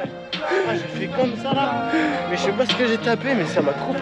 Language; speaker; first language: French; native; French